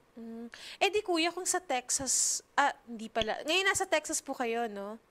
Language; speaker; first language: Filipino; native; Filipino